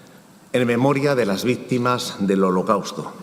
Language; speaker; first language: Spanish; native; Spanish